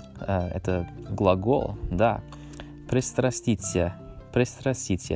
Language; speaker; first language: Russian; non-native, learner; English